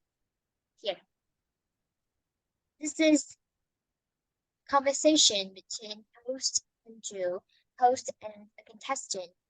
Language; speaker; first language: English; non-native, fluent; Vietnamese